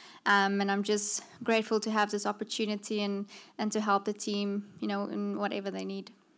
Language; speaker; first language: English; non-native, local second language; Afrikaans